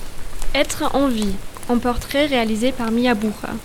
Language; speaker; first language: French; native; French